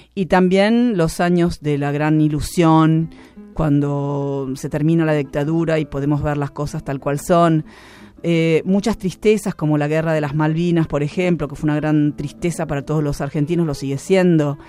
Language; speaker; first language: Spanish; native; Spanish